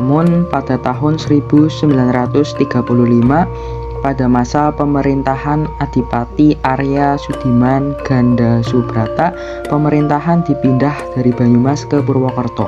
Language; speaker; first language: Indonesian; native; Indonesian